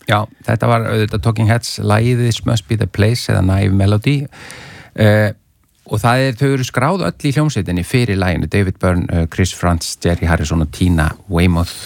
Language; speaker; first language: Icelandic; native; Icelandic